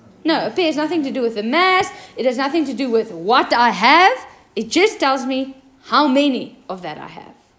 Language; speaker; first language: English; non-native, local second language; Afrikaans